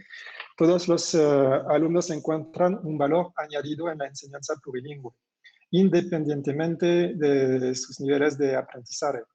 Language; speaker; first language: Spanish; non-native, fluent; French